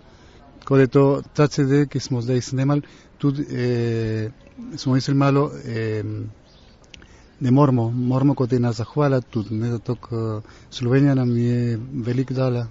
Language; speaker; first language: Slovenian; early bilingual, heritage; Slovenian